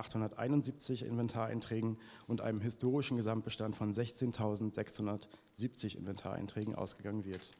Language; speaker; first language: German; native; German